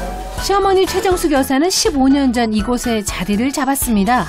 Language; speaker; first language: Korean; native; Korean